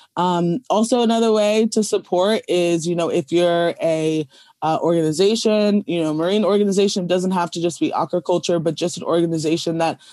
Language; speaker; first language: English; native; English